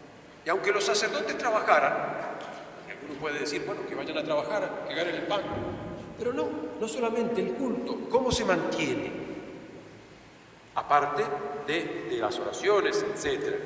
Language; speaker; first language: Spanish; native; Spanish